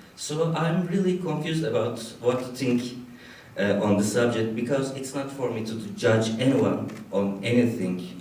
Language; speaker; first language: English; non-native, fluent; Turkish